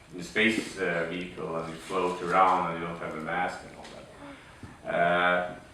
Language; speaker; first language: English; non-native, fluent; Swedish